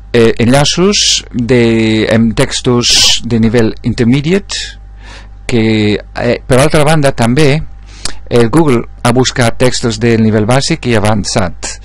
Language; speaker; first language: Catalan; non-native, local second language; Spanish